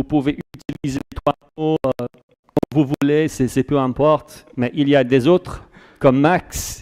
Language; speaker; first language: French; non-native, fluent; English